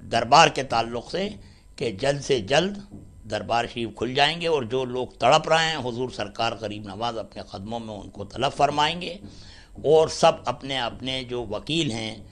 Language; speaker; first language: Hindi; native; Hindi